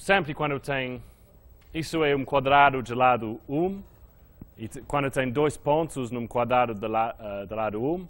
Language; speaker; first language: Portuguese; non-native, fluent; English